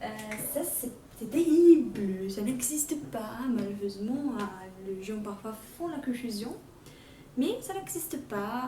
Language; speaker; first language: French; non-native, fluent; Portuguese